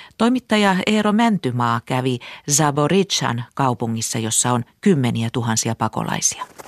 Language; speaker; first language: Finnish; native; Finnish